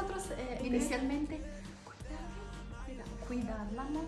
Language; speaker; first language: Spanish; non-native, fluent; Italian